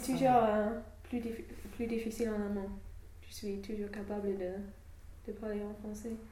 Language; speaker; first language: French; non-native, fluent; English